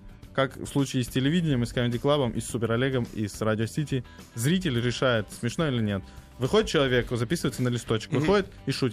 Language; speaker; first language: Russian; native; Russian